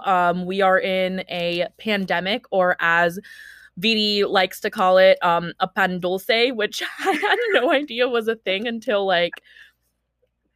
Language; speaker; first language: English; early bilingual, other home language; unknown